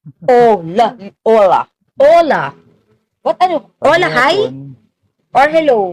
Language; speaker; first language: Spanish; non-native, learner; Filipino